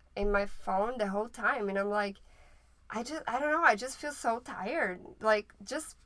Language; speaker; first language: English; non-native, fluent; Portuguese